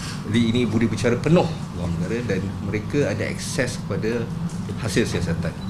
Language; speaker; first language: Malay; native; Malay